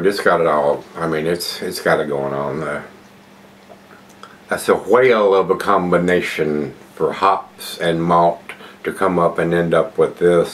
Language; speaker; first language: English; native; English